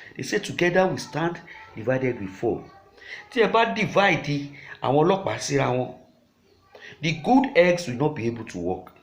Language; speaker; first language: English; non-native, local second language; Yoruba